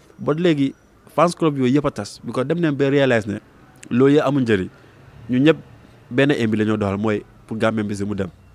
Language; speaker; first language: Wolof; native; Wolof